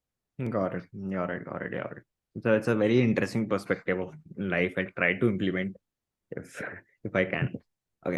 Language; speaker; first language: English; non-native, local second language; Hindi